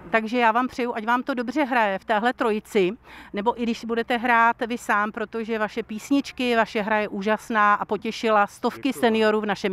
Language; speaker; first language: Czech; native; Czech